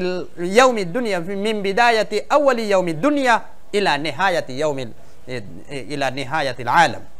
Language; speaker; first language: Arabic; non-native, fluent; Bangla